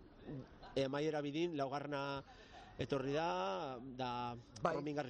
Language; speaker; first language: Basque; native; Basque